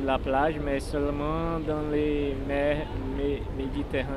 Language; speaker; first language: French; non-native, learner; Portuguese